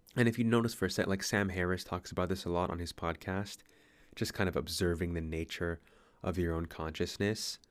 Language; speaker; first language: English; native; English